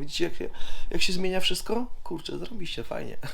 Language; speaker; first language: Polish; native; Polish